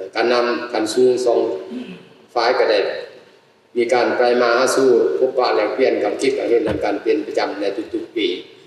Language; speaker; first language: Lao; non-native, fluent; Chinese